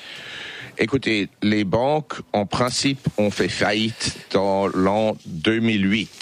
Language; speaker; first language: French; non-native, local second language; Swiss German